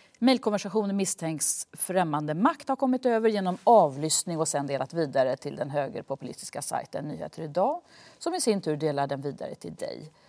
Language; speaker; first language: Swedish; native; Swedish